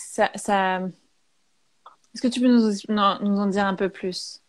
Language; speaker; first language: French; native; French